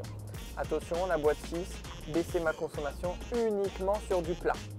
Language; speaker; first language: French; native; French